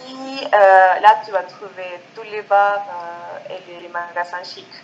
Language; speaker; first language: French; non-native, fluent; Spanish